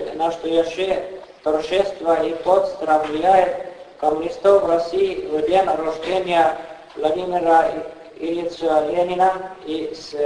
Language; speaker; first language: Russian; non-native, fluent; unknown